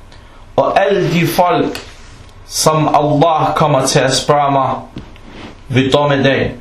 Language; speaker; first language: Danish; non-native, fluent; Arabic